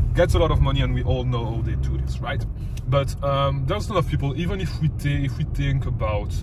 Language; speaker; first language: English; non-native, fluent; French